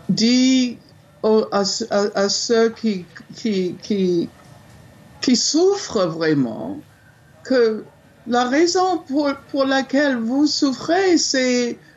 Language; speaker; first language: French; non-native, fluent; English